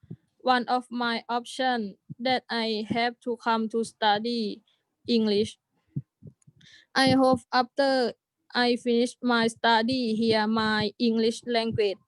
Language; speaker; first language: English; non-native, learner; Thai